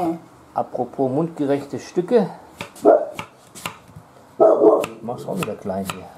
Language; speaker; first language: German; native; German